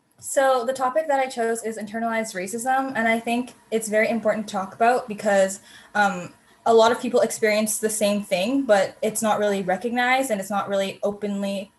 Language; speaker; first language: English; native; English